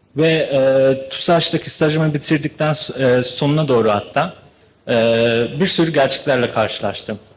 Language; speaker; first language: Turkish; early bilingual, heritage; Turkish